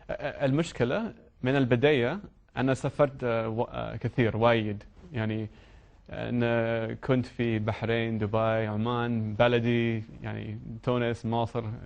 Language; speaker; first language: Arabic; non-native, learner; English